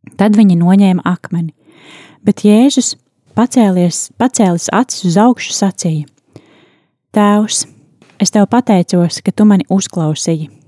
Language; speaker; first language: Latvian; native; Latvian